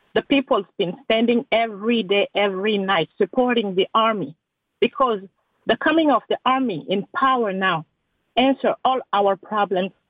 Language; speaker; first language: English; non-native, fluent; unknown